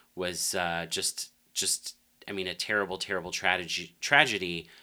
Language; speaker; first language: English; native; English